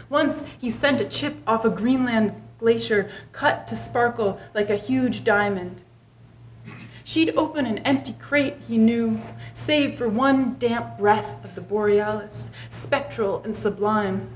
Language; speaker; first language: English; native; English